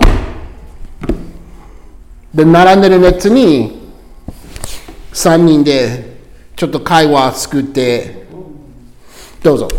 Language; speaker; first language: Japanese; non-native, learner; English